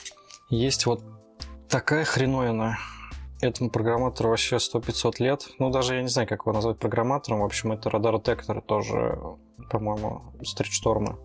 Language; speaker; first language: Russian; native; Russian